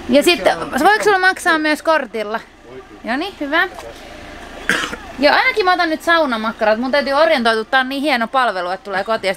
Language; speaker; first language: Finnish; native; Finnish